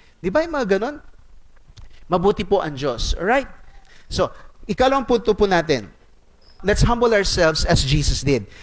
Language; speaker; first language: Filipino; non-native, local second language; Cebuano